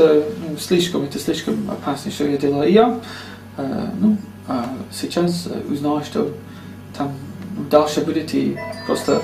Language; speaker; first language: Russian; non-native, learner; English